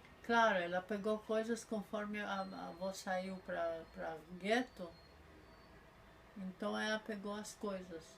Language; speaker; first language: Portuguese; non-native, fluent; Polish